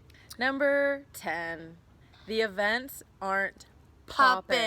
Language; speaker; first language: English; native; English